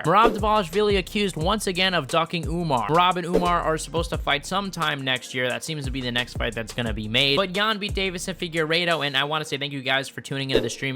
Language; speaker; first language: English; native; English